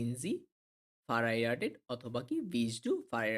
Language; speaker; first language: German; non-native, fluent; Bangla